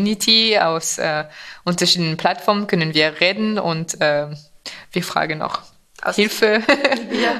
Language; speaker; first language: German; non-native, fluent; French